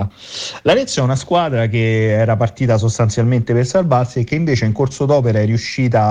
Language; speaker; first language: Italian; native; Italian